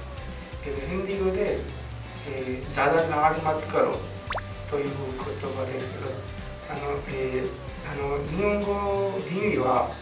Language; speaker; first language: Japanese; non-native, learner; Hindi